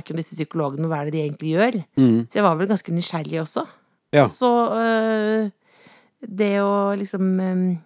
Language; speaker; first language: Norwegian; native; Norwegian